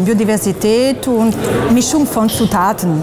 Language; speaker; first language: German; non-native, fluent; Italian